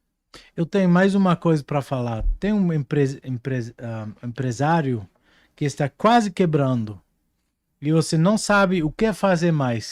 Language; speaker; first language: Portuguese; non-native, fluent; Dutch